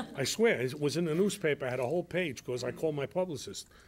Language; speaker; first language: English; native; English